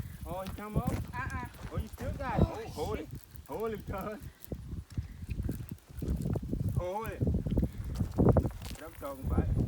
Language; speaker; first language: English; native; English